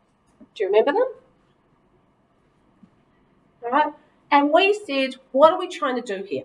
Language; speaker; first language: English; native; English